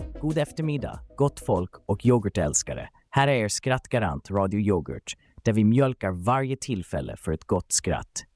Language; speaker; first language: Swedish; native; Swedish